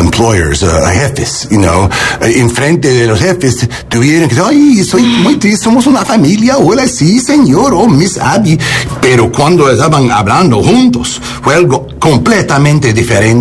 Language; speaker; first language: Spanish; early bilingual, heritage; English